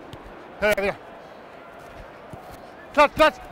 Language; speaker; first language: German; native; German